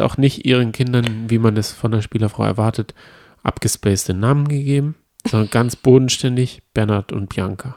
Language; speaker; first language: German; native; German